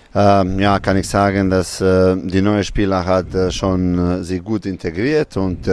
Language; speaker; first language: German; non-native, fluent; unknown